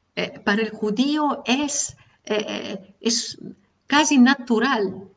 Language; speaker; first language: Spanish; non-native, fluent; Italian